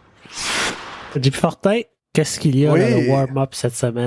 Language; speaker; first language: French; native; French